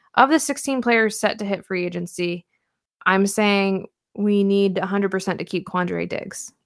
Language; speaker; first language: English; native; English